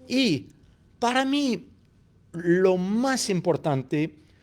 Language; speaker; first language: Spanish; non-native, fluent; English